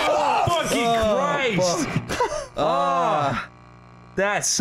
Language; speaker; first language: English; native; English